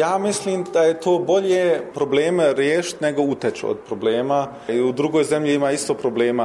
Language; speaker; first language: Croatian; early bilingual, heritage; Croatian